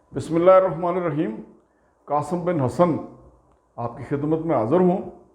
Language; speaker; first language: Urdu; non-native, local second language; Punjabi